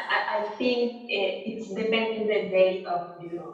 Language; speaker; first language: English; non-native, learner; Spanish